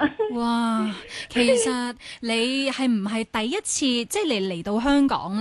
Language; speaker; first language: Cantonese; native; Cantonese